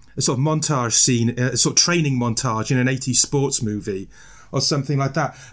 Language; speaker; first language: English; native; English